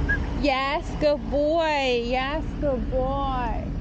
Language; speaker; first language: English; non-native, fluent; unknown